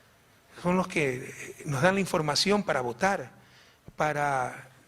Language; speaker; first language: Spanish; native; Spanish